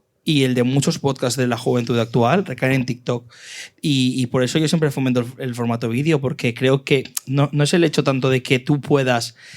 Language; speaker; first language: Spanish; native; Spanish